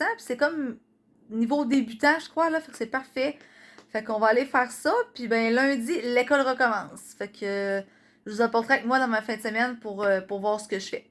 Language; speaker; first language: French; native; French